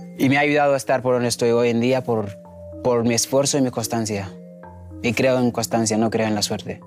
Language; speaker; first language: Spanish; non-native, fluent; Mandingo